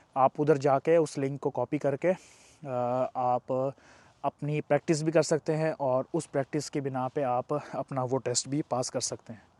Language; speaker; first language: Urdu; non-native, local second language; Punjabi